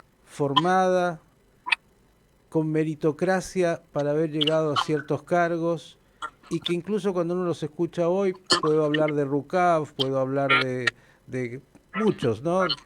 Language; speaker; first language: Spanish; native; Spanish